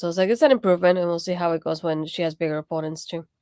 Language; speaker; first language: English; native; English